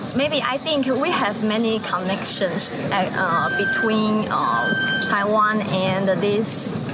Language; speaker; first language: English; non-native, learner; Chinese